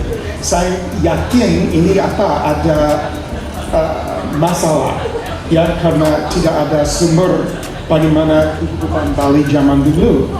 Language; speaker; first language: Indonesian; non-native, fluent; English